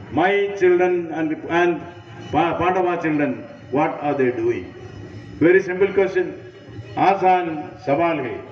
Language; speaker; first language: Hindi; non-native, local second language; Malayalam